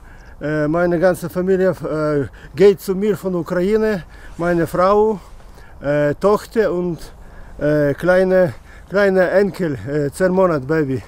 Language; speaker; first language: German; non-native, learner; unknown